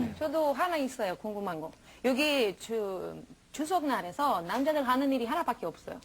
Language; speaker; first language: Korean; non-native, learner; Romanian